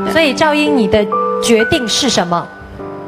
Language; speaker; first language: Chinese; native; Chinese